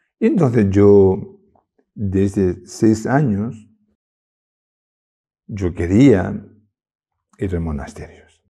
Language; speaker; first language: Spanish; non-native, learner; Tibetan